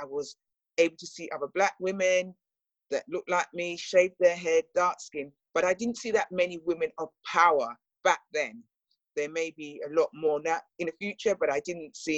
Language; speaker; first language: English; native; English